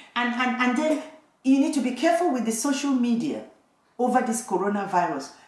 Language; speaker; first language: English; non-native, local second language; Igbo